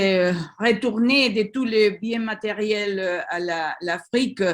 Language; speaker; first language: French; non-native, learner; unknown